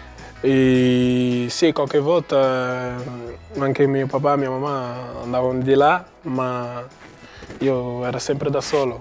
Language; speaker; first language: Italian; non-native, learner; Portuguese